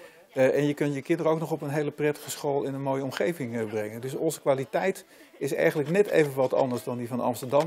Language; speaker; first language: Dutch; native; Dutch